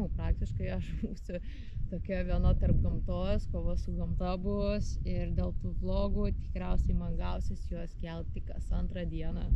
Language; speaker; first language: Lithuanian; native; Lithuanian